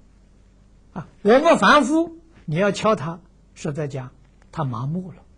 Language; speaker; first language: Chinese; native; Chinese